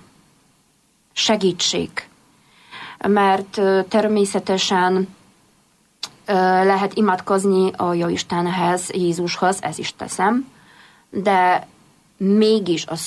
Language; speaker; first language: Hungarian; non-native, fluent; Polish